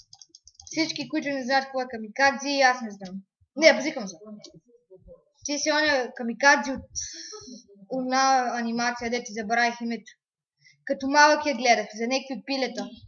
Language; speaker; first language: Bulgarian; native; Bulgarian